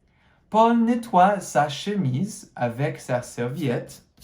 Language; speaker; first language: French; non-native, fluent; English